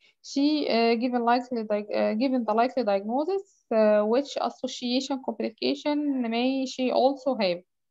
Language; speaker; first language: English; non-native, fluent; Arabic